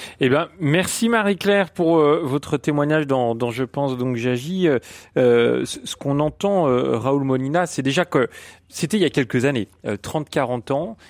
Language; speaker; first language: French; native; French